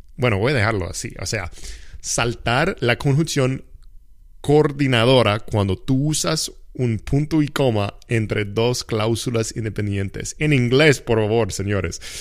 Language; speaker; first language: Spanish; non-native, fluent; English